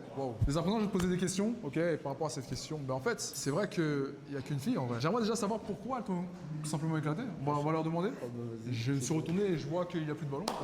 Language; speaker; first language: French; native; French